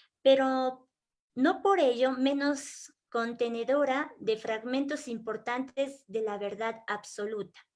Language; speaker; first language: Spanish; native; Spanish